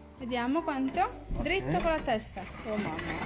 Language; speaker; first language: Italian; native; Italian